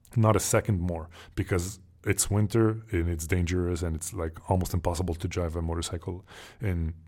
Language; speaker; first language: English; native; English